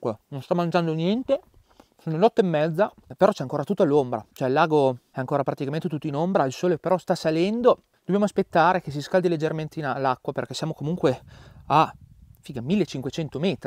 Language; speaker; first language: Italian; native; Italian